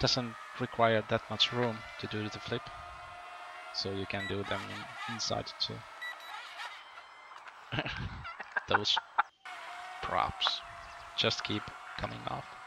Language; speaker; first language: English; non-native, fluent; Finnish